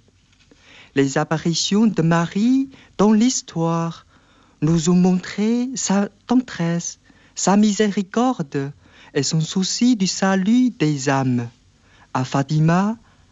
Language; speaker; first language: French; non-native, fluent; Chinese